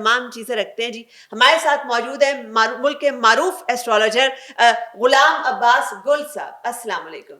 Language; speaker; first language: Urdu; native; Urdu